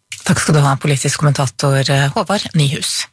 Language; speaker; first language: Norwegian; native; Norwegian